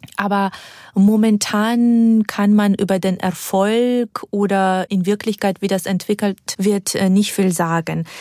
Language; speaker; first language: German; non-native, fluent; Georgian